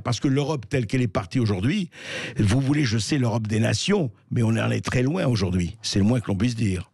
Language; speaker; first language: French; native; French